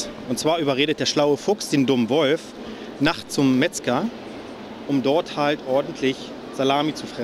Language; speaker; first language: German; native; German